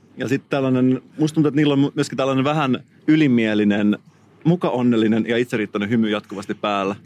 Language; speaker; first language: Finnish; native; Finnish